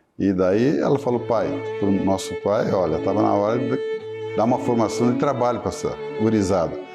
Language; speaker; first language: Portuguese; native; Portuguese